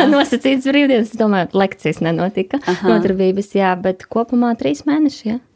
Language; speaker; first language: Latvian; non-native, local second language; Russian